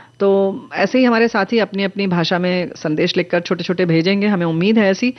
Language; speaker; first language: Hindi; native; Hindi